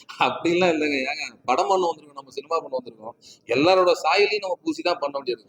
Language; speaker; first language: Tamil; native; Tamil